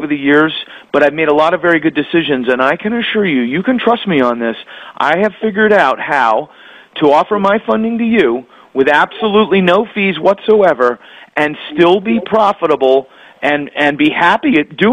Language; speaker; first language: English; native; English